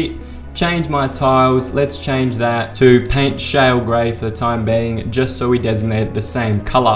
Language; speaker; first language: English; native; English